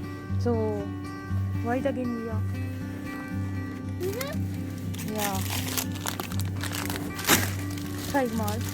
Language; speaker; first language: German; non-native, learner; Urdu